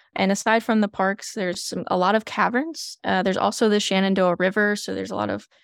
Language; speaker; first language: English; native; English